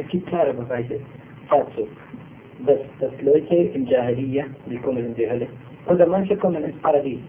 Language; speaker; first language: German; non-native, fluent; Arabic